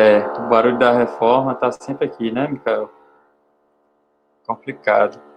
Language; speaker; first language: Portuguese; native; Portuguese